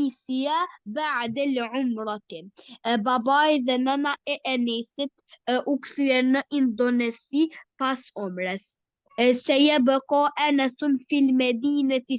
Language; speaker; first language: Arabic; non-native, learner; Albanian